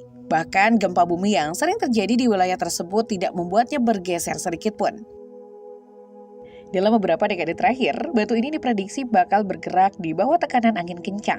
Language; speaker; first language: Indonesian; native; Indonesian